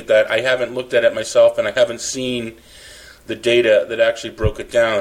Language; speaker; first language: English; native; English